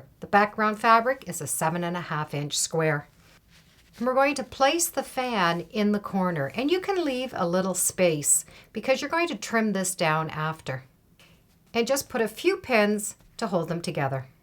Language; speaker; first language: English; native; English